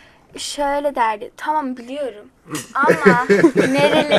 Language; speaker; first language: Turkish; early bilingual, other home language; English